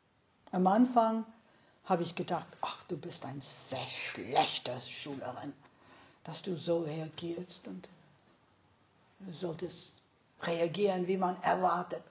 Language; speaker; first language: German; non-native, fluent; English